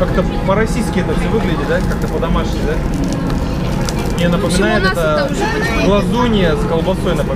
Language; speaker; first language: Russian; native; Russian